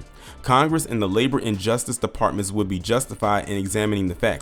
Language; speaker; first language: English; native; English